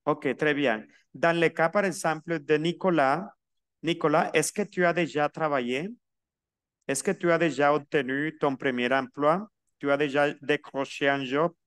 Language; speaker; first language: French; non-native, fluent; Spanish